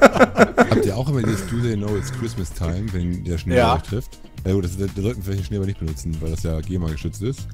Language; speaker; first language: German; native; German